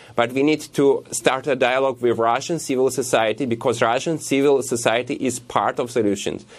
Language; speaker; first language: English; non-native, fluent; Russian